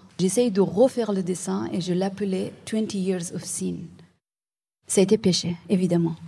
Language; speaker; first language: French; non-native, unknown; Persian